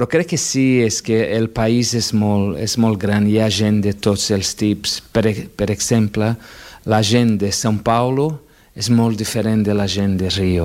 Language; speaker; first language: Catalan; non-native, fluent; Portuguese